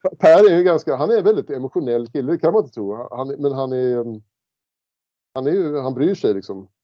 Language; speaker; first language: Swedish; native; Swedish